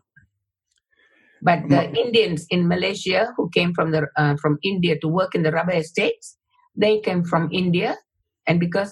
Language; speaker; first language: English; non-native, local second language; Tamil